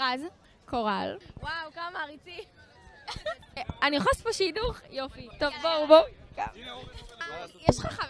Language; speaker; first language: Hebrew; native; Hebrew